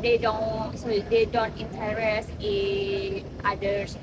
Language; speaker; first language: English; non-native, learner; Indonesian